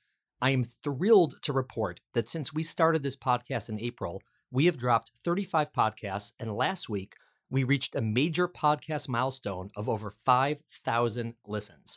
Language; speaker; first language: English; native; English